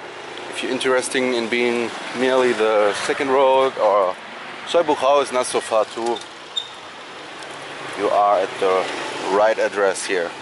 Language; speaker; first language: English; non-native, learner; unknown